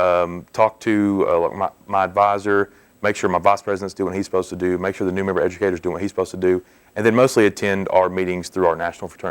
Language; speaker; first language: English; native; English